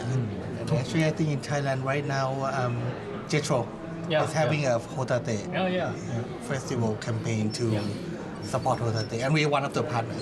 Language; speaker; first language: English; non-native, fluent; Thai